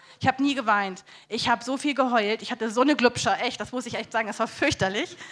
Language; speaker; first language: German; native; German